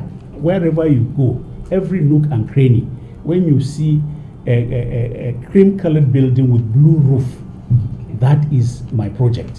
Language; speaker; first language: English; non-native, local second language; Hausa